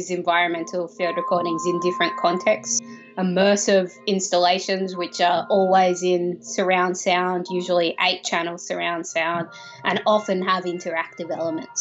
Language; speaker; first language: English; native; English